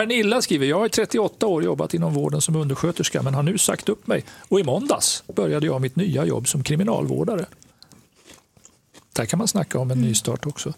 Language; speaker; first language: Swedish; native; Swedish